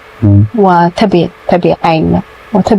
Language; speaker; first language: Chinese; non-native, learner; Amharic